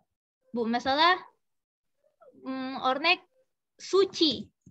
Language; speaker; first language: Turkish; non-native, fluent; Indonesian